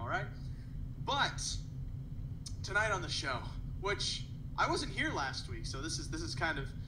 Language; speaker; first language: English; native; English